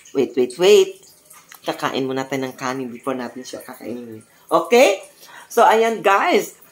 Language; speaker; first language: Filipino; non-native, local second language; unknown